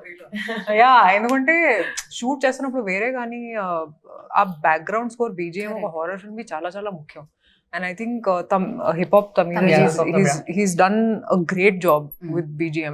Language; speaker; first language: Telugu; non-native, local second language; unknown